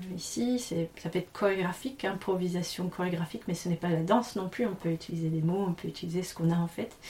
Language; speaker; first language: French; non-native, fluent; English